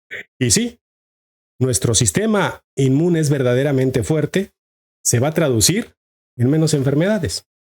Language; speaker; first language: Spanish; native; Spanish